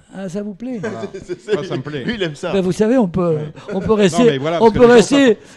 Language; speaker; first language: French; native; French